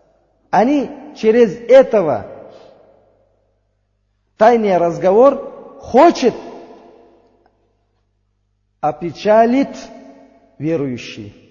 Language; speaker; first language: Russian; non-native, learner; Uzbek